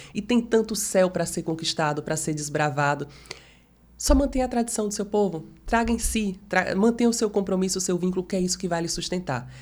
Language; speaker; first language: Portuguese; native; Portuguese